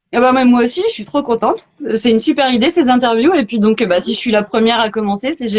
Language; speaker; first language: French; native; French